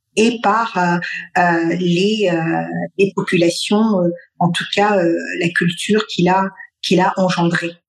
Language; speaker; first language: French; non-native, local second language; Bambara